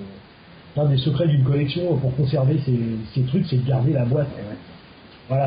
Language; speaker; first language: French; native; French